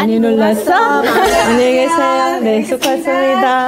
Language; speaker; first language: Korean; non-native, learner; Indonesian